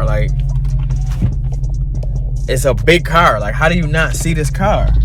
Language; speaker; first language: English; native; English